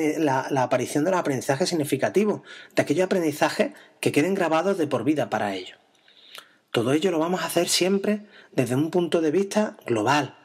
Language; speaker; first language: Spanish; native; Spanish